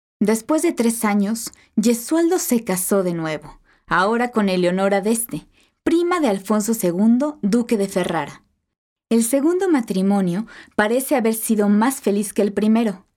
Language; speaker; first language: Spanish; native; Spanish